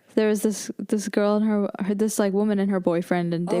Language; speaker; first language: English; native; English